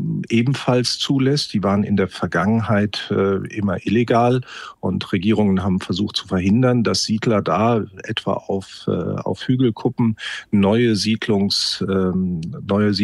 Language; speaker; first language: German; native; German